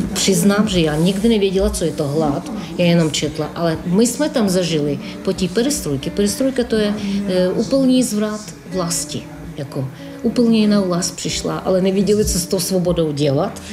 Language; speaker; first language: Czech; non-native, fluent; Russian